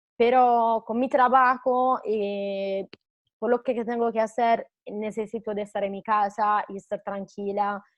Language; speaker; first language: Spanish; non-native, fluent; Italian